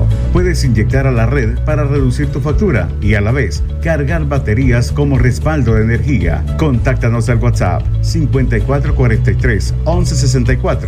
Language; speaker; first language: Spanish; native; Spanish